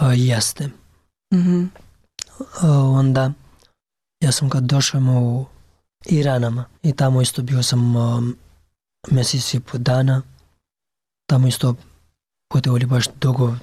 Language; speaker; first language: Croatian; non-native, learner; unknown